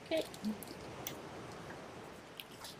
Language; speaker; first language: French; native; French